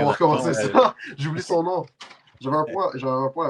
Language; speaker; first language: French; native; French